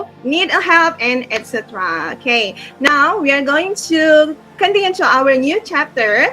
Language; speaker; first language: English; non-native, fluent; Indonesian